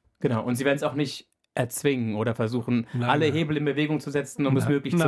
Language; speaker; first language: German; native; German